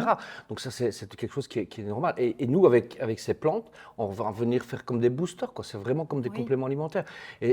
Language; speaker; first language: French; native; French